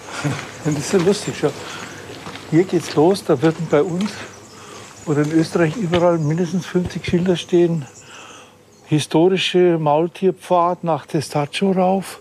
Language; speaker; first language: German; native; German